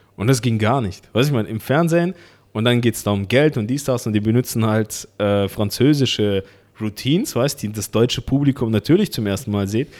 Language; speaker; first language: German; early bilingual, other home language; Russian